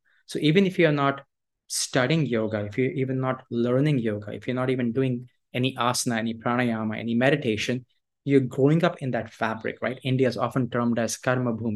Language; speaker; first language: English; non-native, local second language; Hindi